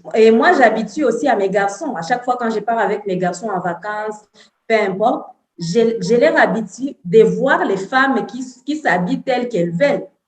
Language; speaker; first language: French; non-native, local second language; Swahili